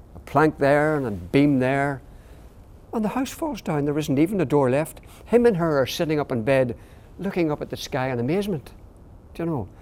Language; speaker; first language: English; native; English